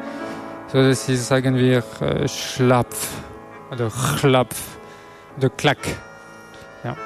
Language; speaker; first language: German; non-native, learner; French